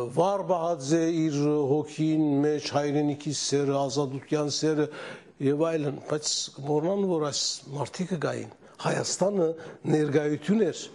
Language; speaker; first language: Armenian; early bilingual, heritage; Armenian